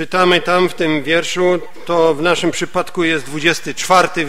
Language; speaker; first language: Polish; native; Polish